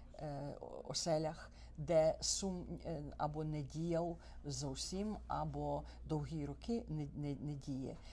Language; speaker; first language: Ukrainian; early bilingual, heritage; Ukrainian